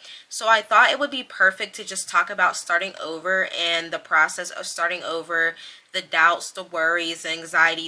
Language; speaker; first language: English; native; English